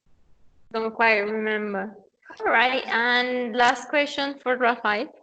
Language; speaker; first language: English; non-native, fluent; Spanish